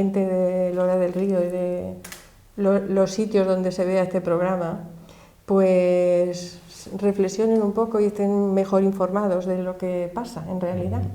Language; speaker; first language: Spanish; native; Spanish